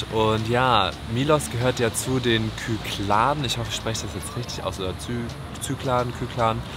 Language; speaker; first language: German; native; German